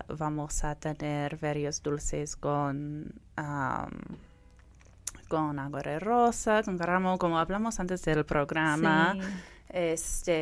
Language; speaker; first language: Spanish; non-native, fluent; English